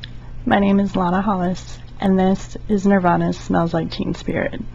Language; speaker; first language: English; native; English